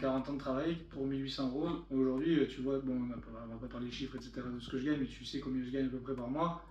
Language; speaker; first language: French; native; French